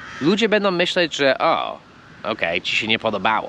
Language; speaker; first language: Polish; non-native, fluent; English